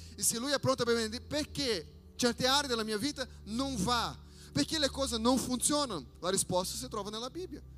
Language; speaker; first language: Italian; non-native, fluent; Portuguese